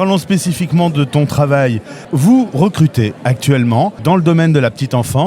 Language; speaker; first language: French; native; French